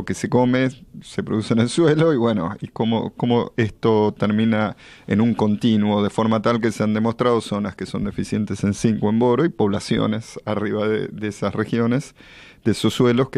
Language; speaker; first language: Spanish; native; Spanish